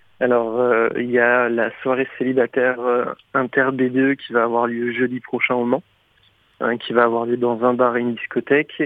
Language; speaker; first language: French; native; French